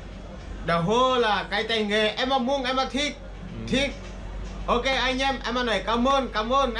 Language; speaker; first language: Vietnamese; non-native, learner; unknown